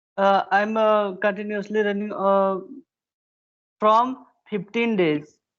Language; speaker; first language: English; non-native, learner; Hindi